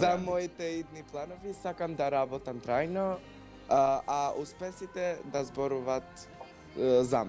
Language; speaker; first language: Macedonian; non-native, local second language; Albanian